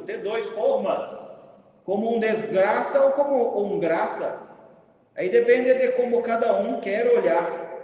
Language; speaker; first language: Portuguese; non-native, fluent; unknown